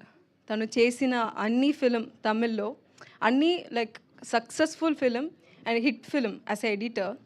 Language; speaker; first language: Telugu; non-native, learner; Tamil